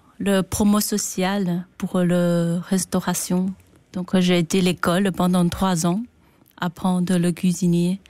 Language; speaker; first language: French; non-native, learner; Chinese